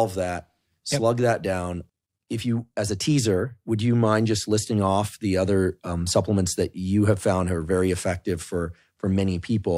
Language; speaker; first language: English; native; English